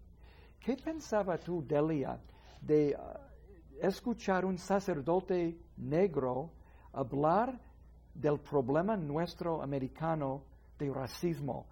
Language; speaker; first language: Spanish; non-native, fluent; English